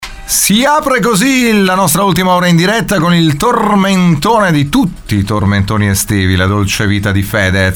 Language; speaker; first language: Italian; native; Italian